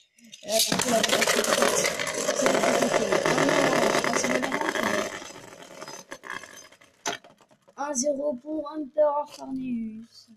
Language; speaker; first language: French; native; French